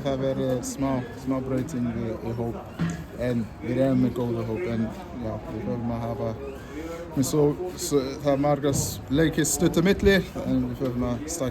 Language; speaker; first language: Icelandic; non-native, learner; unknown